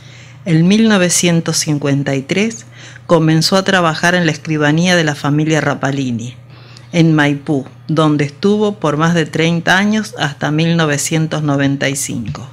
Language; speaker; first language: Spanish; native; Spanish